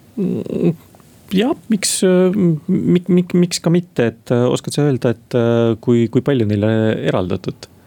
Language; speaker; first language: Estonian; non-native, local second language; Russian